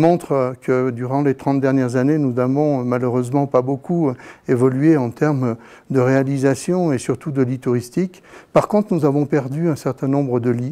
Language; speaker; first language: French; native; French